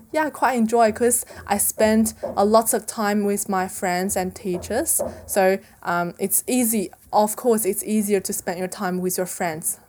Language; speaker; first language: English; non-native, fluent; Chinese